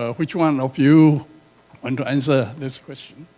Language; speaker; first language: English; non-native, learner; Chinese